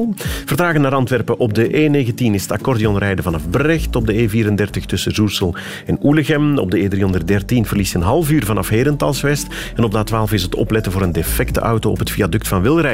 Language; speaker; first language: Dutch; native; Dutch